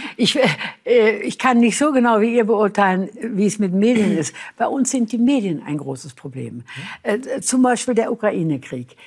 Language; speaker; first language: German; native; German